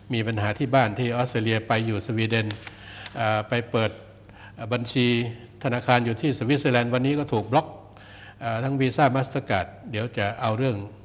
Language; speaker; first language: Thai; native; Thai